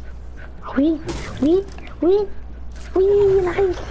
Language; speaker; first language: French; native; French